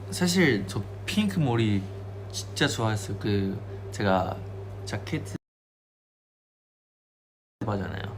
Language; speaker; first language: Korean; non-native, fluent; Chinese